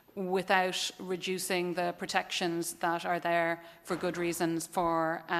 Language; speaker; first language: English; native; English